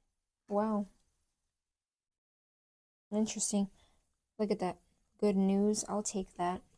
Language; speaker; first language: English; native; English